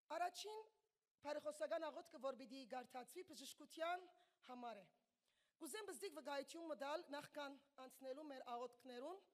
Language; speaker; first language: Armenian; early bilingual, heritage; Armenian